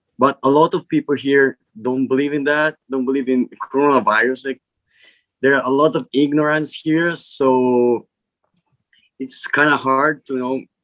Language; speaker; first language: English; non-native, learner; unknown